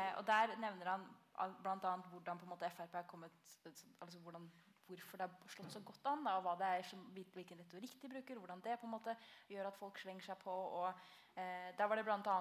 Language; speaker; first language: Norwegian; early bilingual, other home language; Albanian